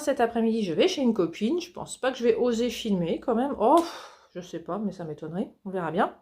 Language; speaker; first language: French; native; French